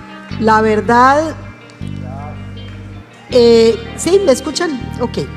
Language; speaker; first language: Spanish; native; Spanish